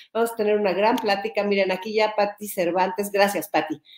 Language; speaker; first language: Spanish; native; Spanish